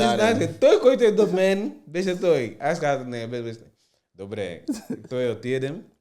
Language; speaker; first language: Bulgarian; non-native, learner; Portuguese